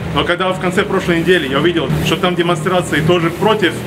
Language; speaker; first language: Russian; non-native, local second language; Latvian